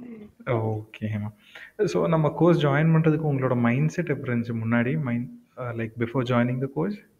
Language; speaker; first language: Tamil; native; Tamil